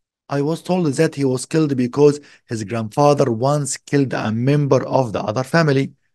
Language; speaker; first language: English; non-native, fluent; Arabic